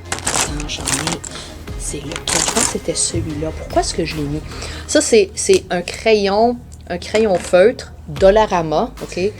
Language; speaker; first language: French; native; French